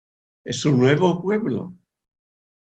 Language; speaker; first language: Spanish; non-native, fluent; Hebrew